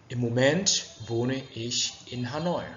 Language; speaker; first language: German; non-native, fluent; Vietnamese